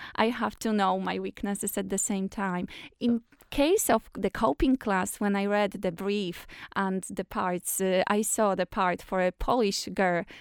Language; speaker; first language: English; non-native, fluent; Polish